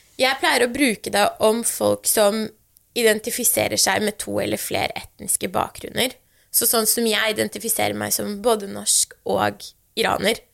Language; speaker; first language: Norwegian; early bilingual, other home language; Persian